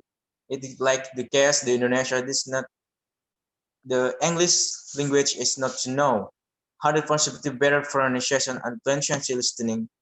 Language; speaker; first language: English; non-native, learner; Indonesian